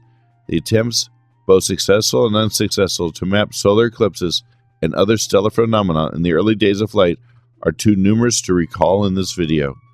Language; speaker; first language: English; native; English